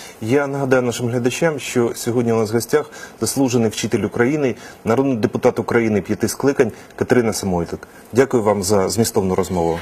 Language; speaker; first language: Ukrainian; native; Ukrainian